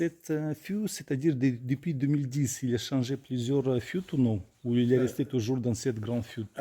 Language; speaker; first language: French; non-native, learner; Russian